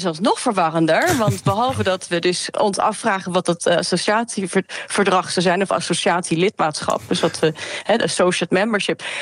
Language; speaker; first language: Dutch; native; Dutch